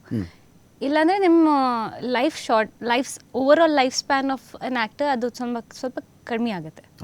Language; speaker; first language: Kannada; non-native, learner; Hindi